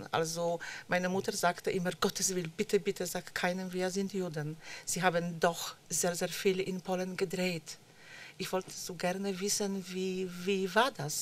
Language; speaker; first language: German; non-native, fluent; Polish